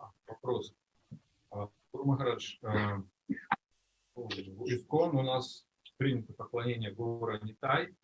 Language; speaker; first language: Russian; native; Russian